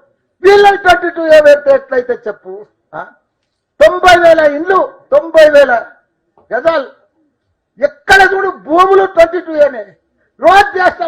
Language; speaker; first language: Telugu; native; Telugu